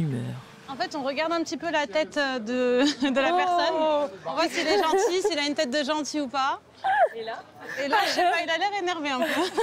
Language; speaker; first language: French; native; French